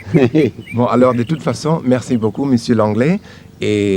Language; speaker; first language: French; non-native, learner; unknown